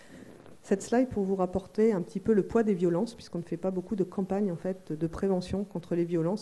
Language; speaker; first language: French; native; French